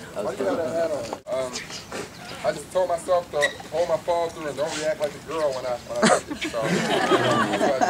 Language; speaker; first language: English; native; English